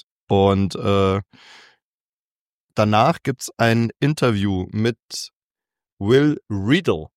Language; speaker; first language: German; native; German